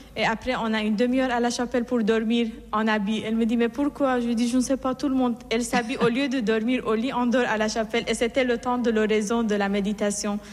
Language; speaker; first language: French; non-native, fluent; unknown